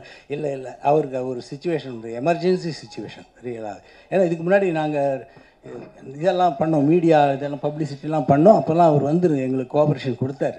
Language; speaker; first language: Tamil; native; Tamil